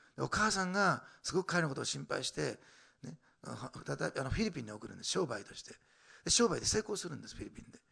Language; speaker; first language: Japanese; native; Japanese